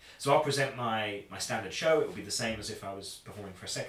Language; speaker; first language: English; native; English